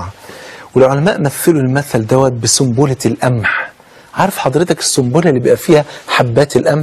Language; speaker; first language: Arabic; native; Arabic